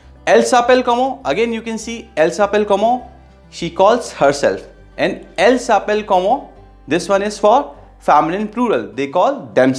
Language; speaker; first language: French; non-native, fluent; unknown